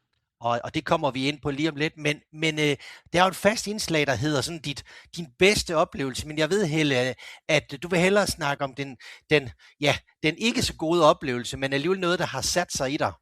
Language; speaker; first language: Danish; native; Danish